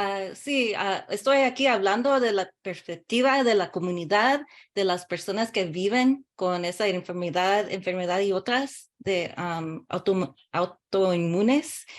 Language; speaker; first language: Spanish; early bilingual, heritage; English